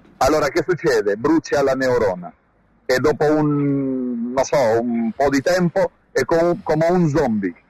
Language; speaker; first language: Italian; non-native, learner; Spanish